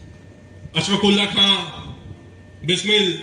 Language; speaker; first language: Hindi; native; Hindi